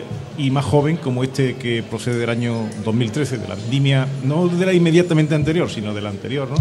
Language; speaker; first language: Spanish; native; Spanish